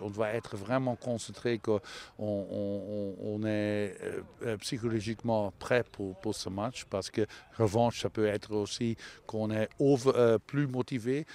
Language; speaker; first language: French; non-native, local second language; Dutch